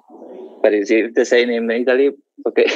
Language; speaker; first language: English; non-native, fluent; Spanish